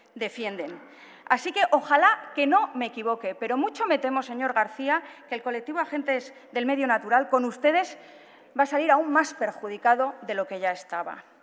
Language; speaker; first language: Spanish; native; Spanish